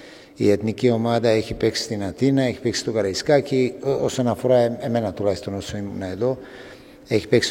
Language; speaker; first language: Greek; non-native, fluent; Serbian